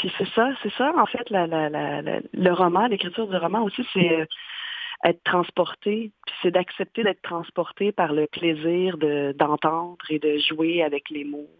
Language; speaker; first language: French; native; French